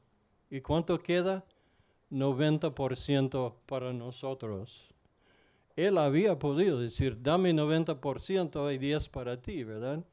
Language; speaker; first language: Spanish; non-native, fluent; English